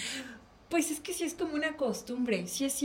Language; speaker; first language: Spanish; native; Spanish